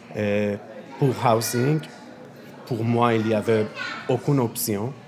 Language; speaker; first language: French; non-native, fluent; Persian